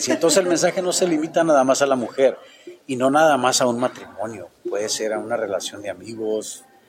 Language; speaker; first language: Spanish; native; Spanish